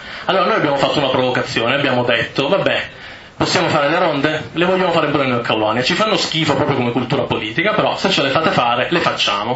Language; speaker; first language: Italian; native; Italian